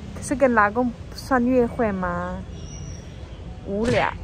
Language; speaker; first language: Chinese; non-native, fluent; French